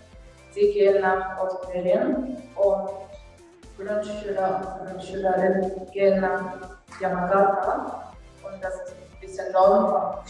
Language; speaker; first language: German; non-native, fluent; Japanese